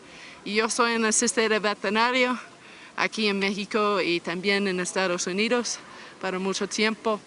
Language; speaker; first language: Spanish; non-native, learner; English